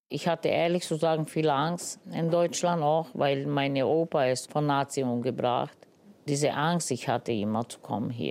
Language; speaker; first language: German; non-native, learner; Romany